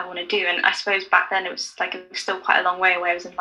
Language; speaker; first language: English; native; English